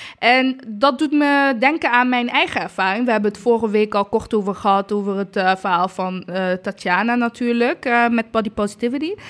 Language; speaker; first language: Dutch; early bilingual, other home language; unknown